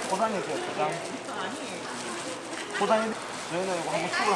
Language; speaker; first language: Korean; native; Korean